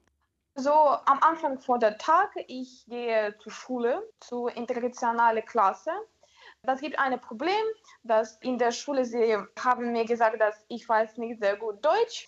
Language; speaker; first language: German; non-native, learner; Ukrainian